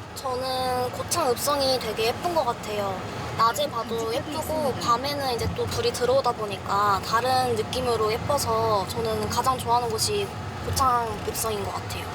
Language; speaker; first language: Korean; native; Korean